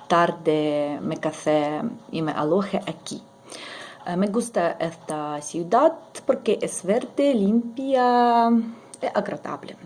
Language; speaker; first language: Spanish; non-native, learner; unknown